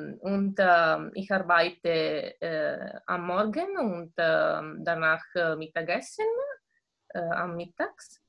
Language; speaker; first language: German; non-native, learner; Italian